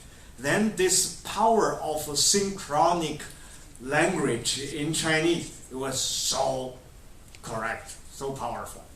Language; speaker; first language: English; non-native, fluent; Chinese